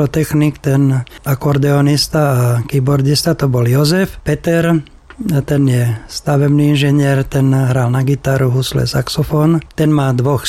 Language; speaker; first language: Slovak; native; Slovak